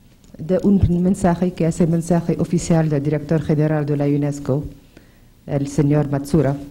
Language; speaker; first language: Spanish; non-native, fluent; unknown